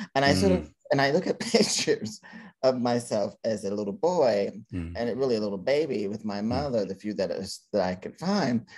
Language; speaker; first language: English; native; English